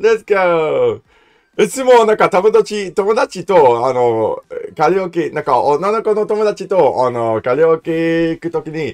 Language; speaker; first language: Japanese; non-native, learner; English